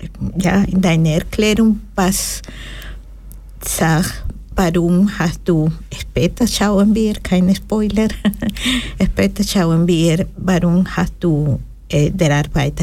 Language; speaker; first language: German; non-native, learner; Spanish